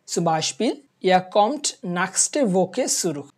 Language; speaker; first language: German; non-native, fluent; Bangla